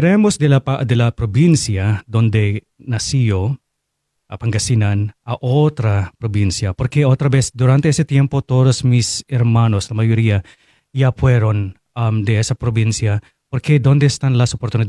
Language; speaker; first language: Spanish; non-native, fluent; Filipino